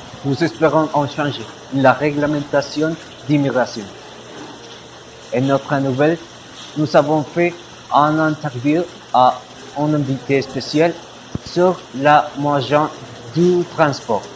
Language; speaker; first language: French; non-native, learner; Spanish